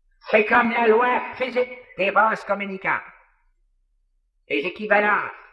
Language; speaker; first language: French; native; French